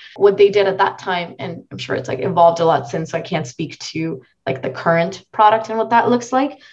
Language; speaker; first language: English; non-native, local second language; Marathi